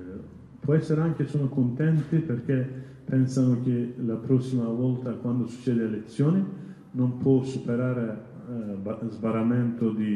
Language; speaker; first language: Italian; non-native, learner; Kurdish